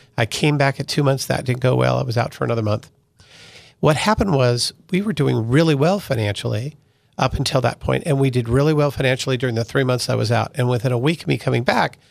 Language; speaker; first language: English; early bilingual, other home language; Italian